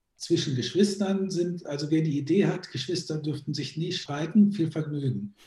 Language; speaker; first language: German; native; German